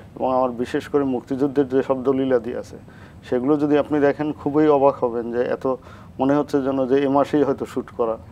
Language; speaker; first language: Bangla; native; Bangla